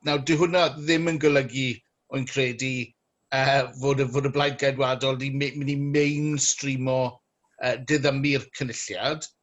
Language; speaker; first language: Welsh; native; Welsh